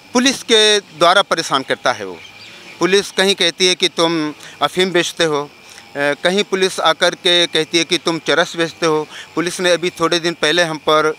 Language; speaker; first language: Hindi; native; Hindi